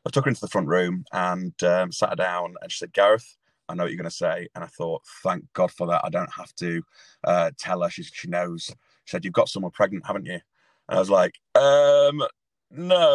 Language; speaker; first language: English; native; English